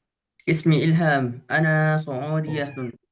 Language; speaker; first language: Arabic; non-native, learner; Indonesian